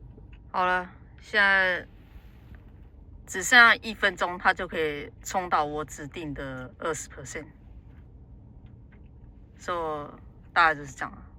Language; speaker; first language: Chinese; native; Chinese